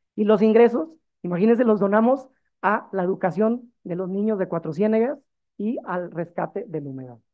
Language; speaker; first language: Spanish; native; Spanish